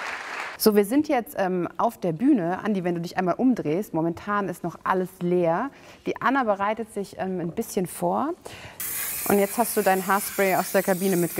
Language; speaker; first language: German; native; German